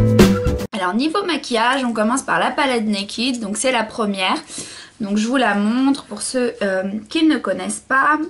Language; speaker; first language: French; native; French